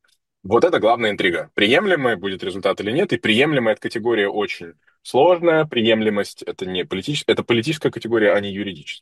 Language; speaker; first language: Russian; native; Russian